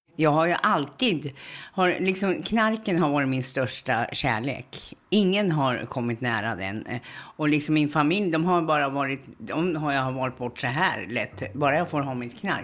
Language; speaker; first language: Swedish; native; Swedish